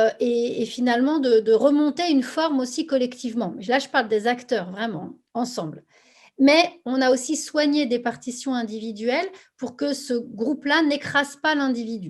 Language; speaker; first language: French; native; French